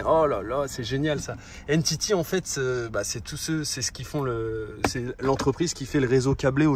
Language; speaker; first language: French; native; French